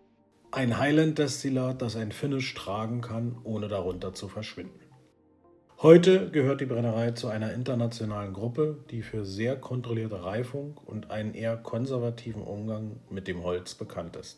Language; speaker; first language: German; native; German